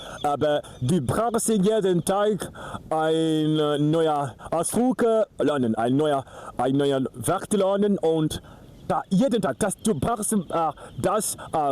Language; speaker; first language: German; non-native, learner; Portuguese